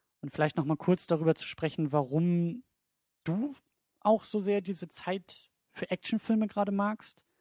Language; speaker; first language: German; native; German